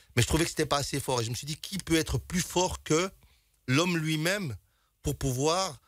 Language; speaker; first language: French; native; French